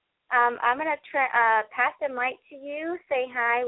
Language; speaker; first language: English; non-native, fluent; Vietnamese